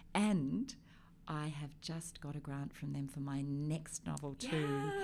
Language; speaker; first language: English; native; English